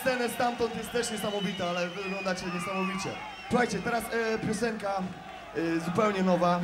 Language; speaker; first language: Polish; native; Polish